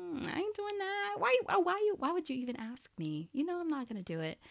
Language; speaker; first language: English; early bilingual, other home language; Haitian Creole